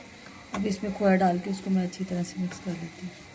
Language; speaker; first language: Hindi; native; Hindi